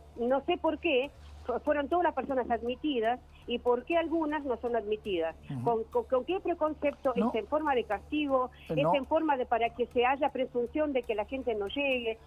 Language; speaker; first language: Spanish; non-native, fluent; Russian